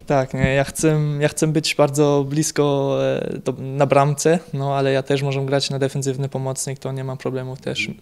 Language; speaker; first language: Polish; early bilingual, heritage; Polish